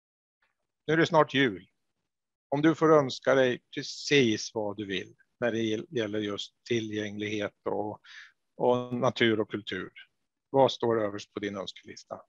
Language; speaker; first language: Swedish; native; Swedish